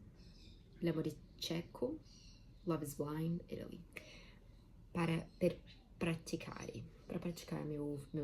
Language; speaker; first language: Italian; non-native, learner; Portuguese